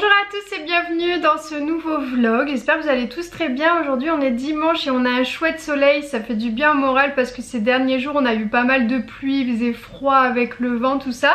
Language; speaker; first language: French; native; French